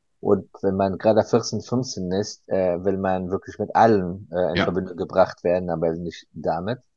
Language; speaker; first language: German; early bilingual, other home language; Persian